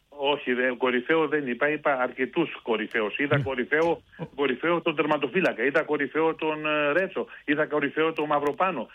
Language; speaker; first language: Greek; early bilingual, heritage; Greek